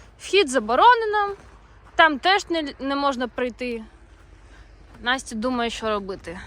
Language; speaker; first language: Ukrainian; non-native, local second language; Russian